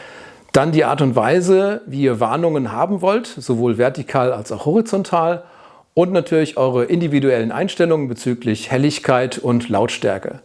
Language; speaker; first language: German; native; German